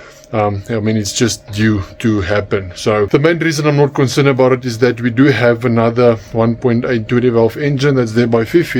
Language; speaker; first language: English; non-native, local second language; Afrikaans